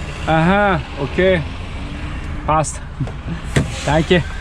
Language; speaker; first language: German; non-native, learner; Turkish